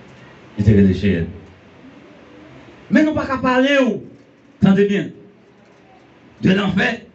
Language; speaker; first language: French; non-native, learner; Haitian Creole